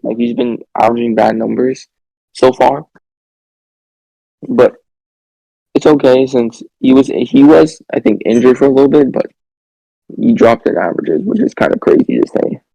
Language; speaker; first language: English; native; English